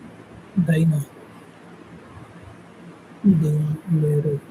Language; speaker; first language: German; non-native, learner; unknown